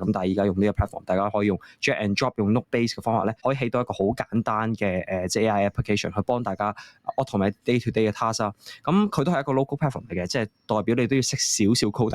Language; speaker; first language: Cantonese; native; Cantonese